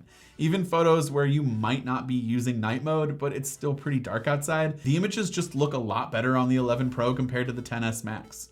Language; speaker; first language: English; native; English